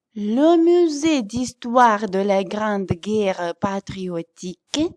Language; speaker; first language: French; non-native, fluent; Russian